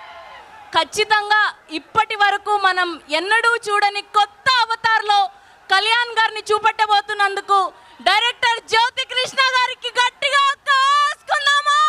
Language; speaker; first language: Telugu; native; Telugu